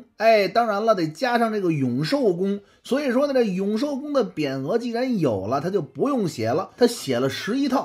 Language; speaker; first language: Chinese; native; Chinese